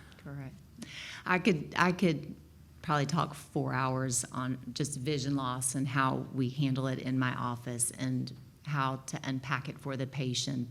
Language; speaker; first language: English; native; English